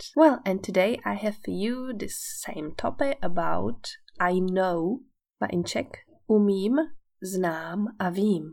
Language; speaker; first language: English; non-native, fluent; Czech